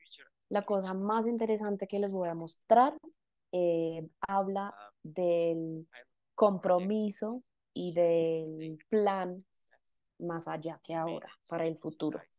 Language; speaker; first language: Spanish; non-native, fluent; Indonesian